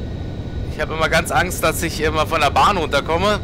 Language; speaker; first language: German; native; German